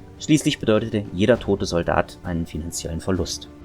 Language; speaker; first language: German; native; German